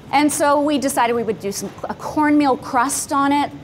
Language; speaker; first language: English; native; English